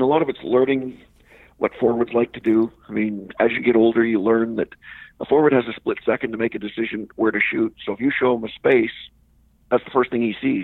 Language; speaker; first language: English; native; English